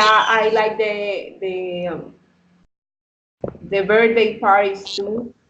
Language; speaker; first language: English; non-native, learner; Spanish